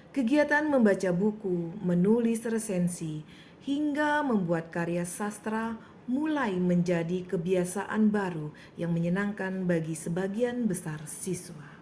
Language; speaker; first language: Indonesian; native; Indonesian